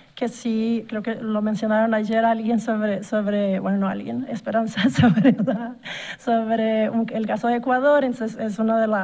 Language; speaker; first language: Spanish; non-native, fluent; Portuguese